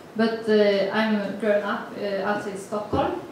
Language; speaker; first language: English; non-native, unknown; Swedish